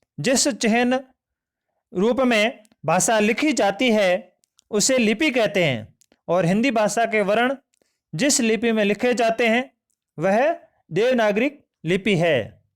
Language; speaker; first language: Hindi; native; Hindi